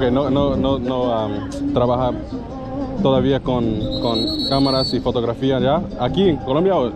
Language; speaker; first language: Spanish; non-native, learner; English